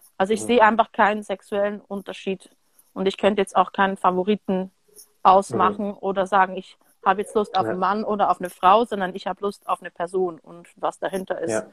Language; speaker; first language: German; native; German